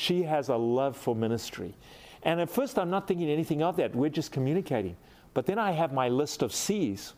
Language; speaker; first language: English; native; English